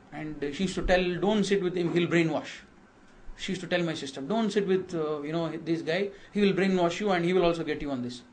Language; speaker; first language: English; non-native, local second language; Kannada